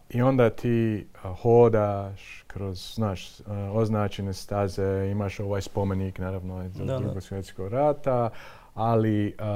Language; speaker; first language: Croatian; non-native, fluent; Dutch